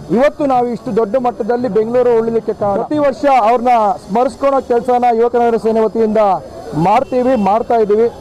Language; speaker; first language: Kannada; native; Kannada